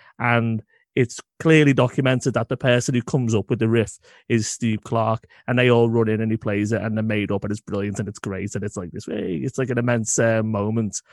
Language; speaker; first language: English; native; English